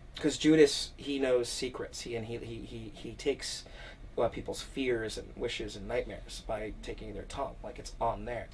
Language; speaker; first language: English; native; English